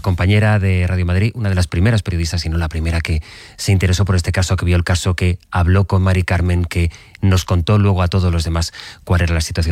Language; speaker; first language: Spanish; native; Spanish